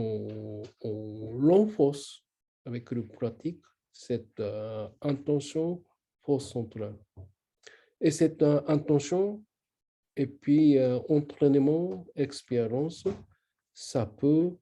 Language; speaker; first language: French; non-native, learner; Japanese